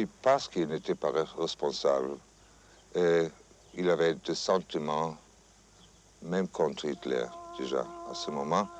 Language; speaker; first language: French; non-native, fluent; German